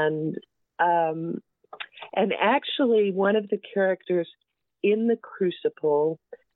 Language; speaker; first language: English; native; English